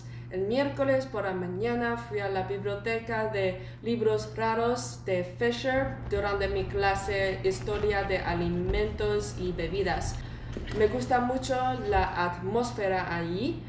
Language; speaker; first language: Spanish; non-native, learner; Chinese